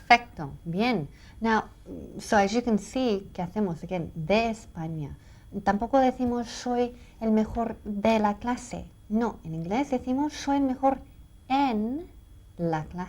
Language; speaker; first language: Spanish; non-native, fluent; English